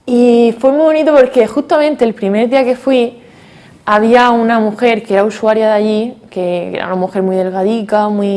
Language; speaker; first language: Spanish; native; Spanish